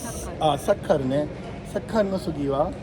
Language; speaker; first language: Japanese; non-native, fluent; Urdu